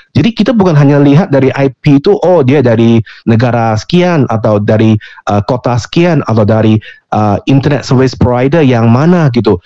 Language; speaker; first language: Indonesian; non-native, fluent; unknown